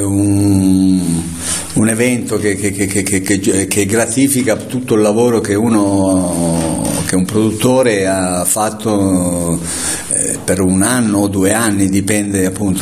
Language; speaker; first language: Italian; native; Italian